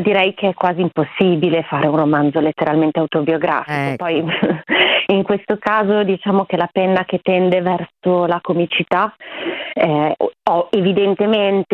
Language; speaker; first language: Italian; native; Italian